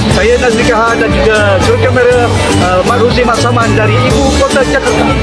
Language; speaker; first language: Malay; native; Malay